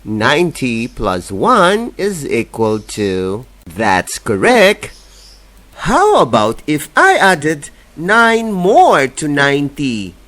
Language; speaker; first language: English; non-native, local second language; Filipino